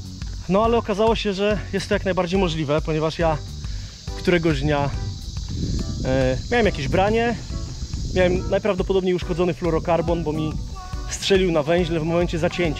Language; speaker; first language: Polish; native; Polish